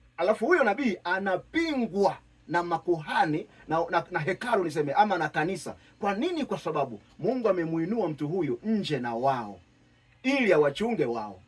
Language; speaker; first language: Swahili; native; Swahili